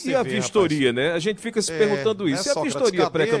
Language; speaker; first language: Portuguese; native; Portuguese